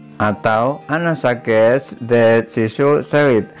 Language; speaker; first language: English; non-native, fluent; Indonesian